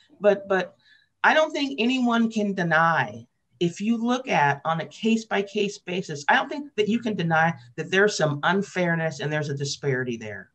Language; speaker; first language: English; native; English